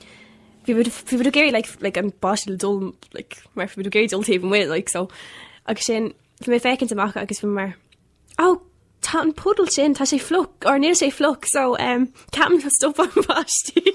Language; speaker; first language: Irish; non-native, local second language; English